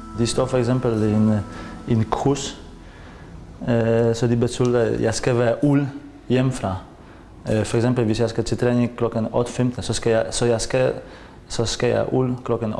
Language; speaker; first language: Danish; non-native, learner; Polish